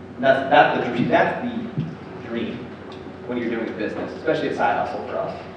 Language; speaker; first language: English; native; English